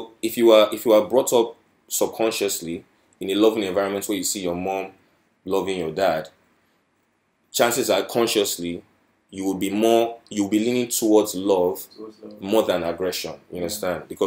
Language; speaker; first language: English; non-native, local second language; Yoruba